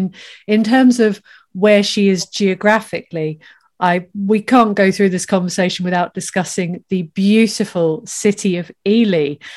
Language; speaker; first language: English; native; English